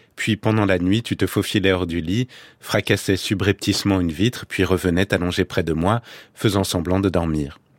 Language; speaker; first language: French; native; French